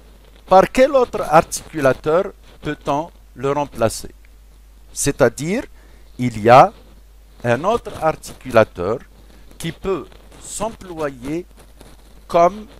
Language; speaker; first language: French; non-native, local second language; Arabic